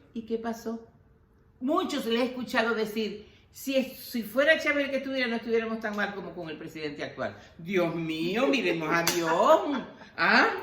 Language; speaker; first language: Spanish; native; Spanish